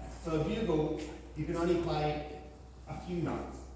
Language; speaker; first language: English; native; English